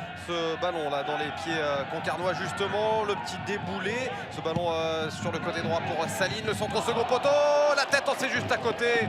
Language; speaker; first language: French; native; French